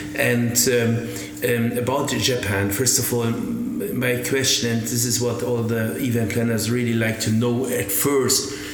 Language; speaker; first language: English; non-native, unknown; German